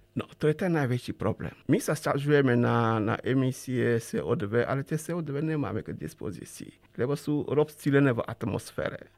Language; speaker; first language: Slovak; non-native, fluent; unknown